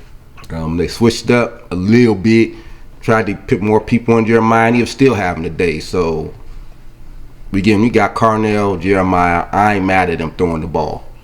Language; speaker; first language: English; native; English